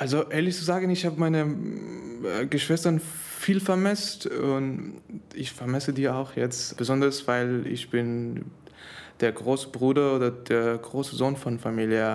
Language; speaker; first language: German; non-native, fluent; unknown